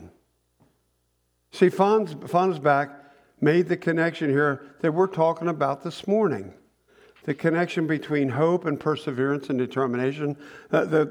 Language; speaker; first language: English; native; English